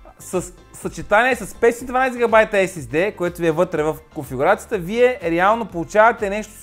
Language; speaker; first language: Bulgarian; native; Bulgarian